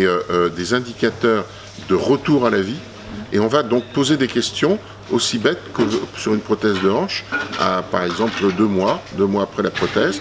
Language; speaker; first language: French; native; French